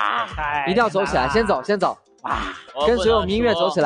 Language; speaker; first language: Chinese; native; Chinese